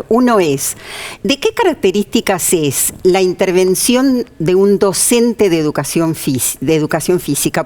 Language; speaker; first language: Spanish; native; Spanish